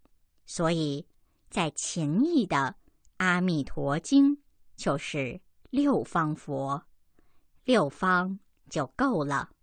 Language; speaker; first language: Chinese; native; Chinese